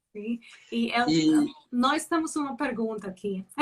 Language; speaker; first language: Portuguese; non-native, learner; Spanish